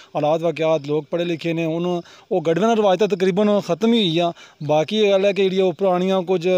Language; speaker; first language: Punjabi; non-native, local second language; Gujari